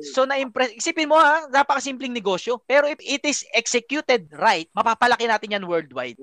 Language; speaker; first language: Filipino; native; Filipino